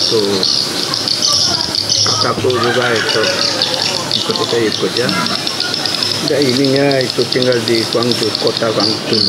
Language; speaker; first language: Indonesian; non-native, learner; Korean